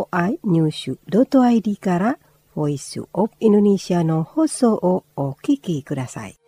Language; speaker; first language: Japanese; non-native, fluent; Indonesian